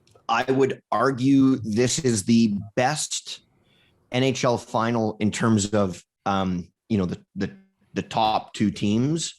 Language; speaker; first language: English; native; English